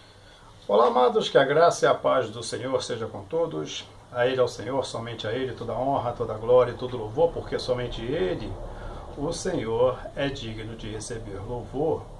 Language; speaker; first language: Portuguese; native; Portuguese